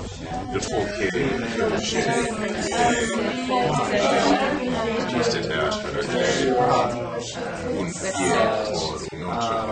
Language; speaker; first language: French; non-native, learner; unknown